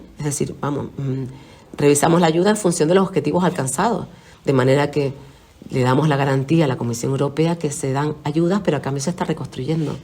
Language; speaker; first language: Spanish; native; Spanish